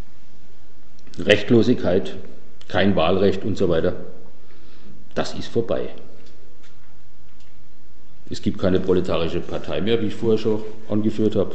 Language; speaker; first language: German; native; German